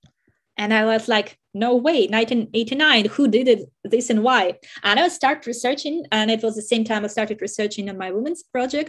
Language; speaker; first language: English; non-native, fluent; Russian